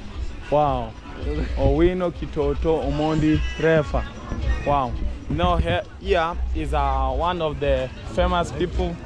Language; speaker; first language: English; non-native, learner; Swahili